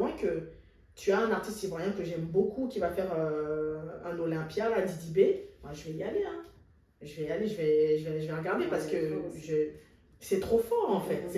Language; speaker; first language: French; native; French